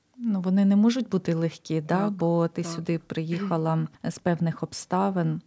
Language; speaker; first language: Ukrainian; native; Ukrainian